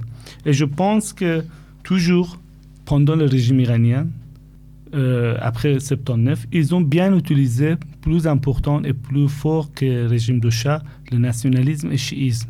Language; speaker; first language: French; non-native, fluent; Persian